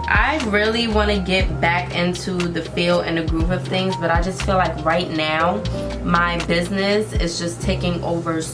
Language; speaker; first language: English; native; English